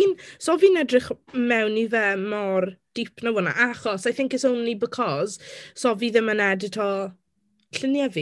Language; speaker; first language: Welsh; non-native, local second language; English